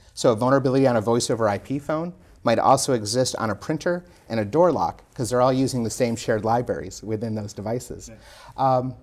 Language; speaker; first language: English; native; English